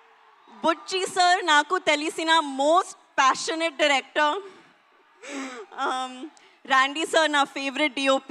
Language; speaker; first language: Telugu; non-native, learner; Hindi